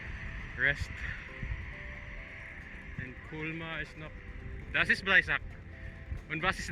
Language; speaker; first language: German; non-native, learner; Filipino